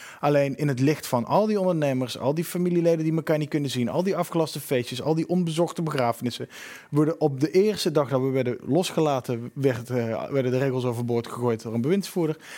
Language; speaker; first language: Dutch; native; Dutch